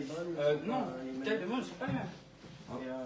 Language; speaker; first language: French; native; French